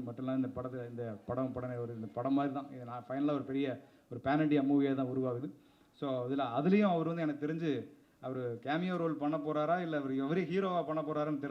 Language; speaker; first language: Tamil; native; Tamil